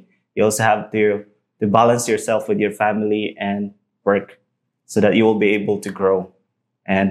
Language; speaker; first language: English; non-native, local second language; Cebuano